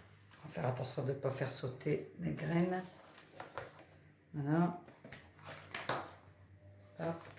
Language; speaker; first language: French; native; French